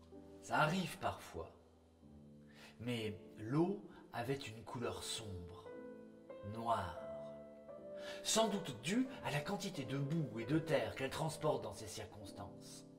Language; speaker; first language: French; native; French